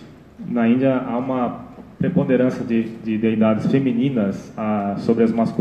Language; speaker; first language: Portuguese; native; Portuguese